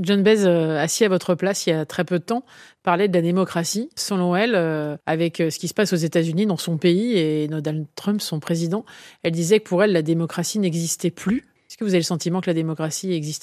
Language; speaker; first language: French; native; French